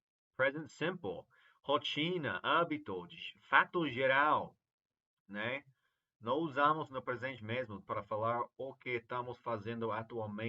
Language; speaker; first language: Portuguese; non-native, fluent; English